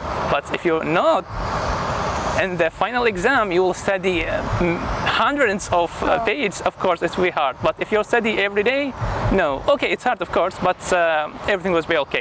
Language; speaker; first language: English; non-native, fluent; Arabic